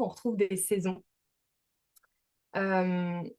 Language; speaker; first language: French; native; French